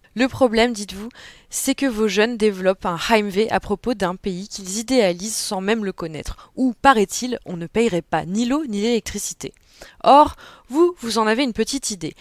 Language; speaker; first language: French; native; French